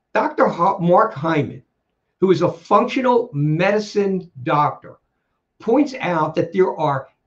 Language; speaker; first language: English; native; English